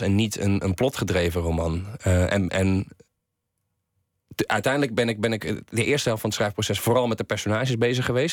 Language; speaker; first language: Dutch; native; Dutch